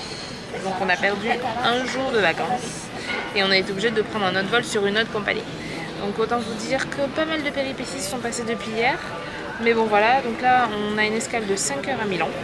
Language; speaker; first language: French; native; French